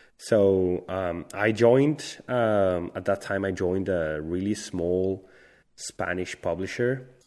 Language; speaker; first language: English; non-native, fluent; Spanish